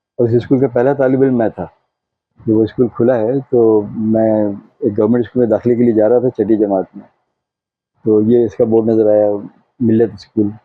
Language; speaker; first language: Urdu; non-native, local second language; Konkani